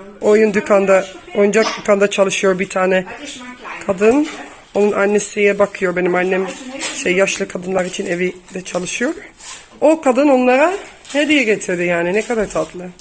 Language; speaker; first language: Turkish; non-native, fluent; Dutch